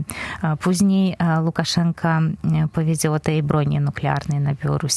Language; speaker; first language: Polish; non-native, fluent; Belarusian